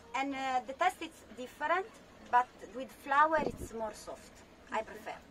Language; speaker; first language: English; non-native, fluent; Italian